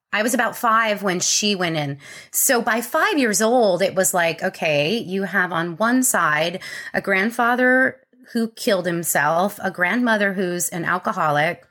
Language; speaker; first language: English; native; English